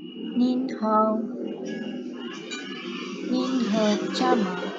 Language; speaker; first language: Chinese; non-native, learner; Indonesian